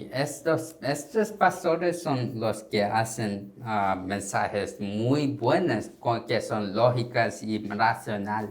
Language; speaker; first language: Spanish; non-native, learner; Korean